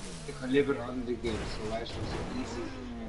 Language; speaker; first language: German; non-native, learner; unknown